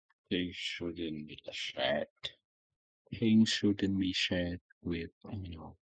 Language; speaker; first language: English; non-native, learner; Vietnamese